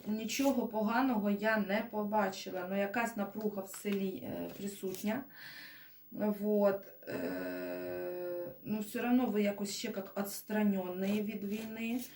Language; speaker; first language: Ukrainian; non-native, local second language; Russian